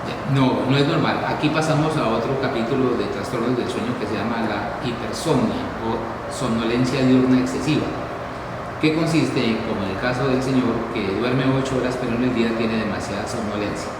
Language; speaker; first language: Spanish; native; Spanish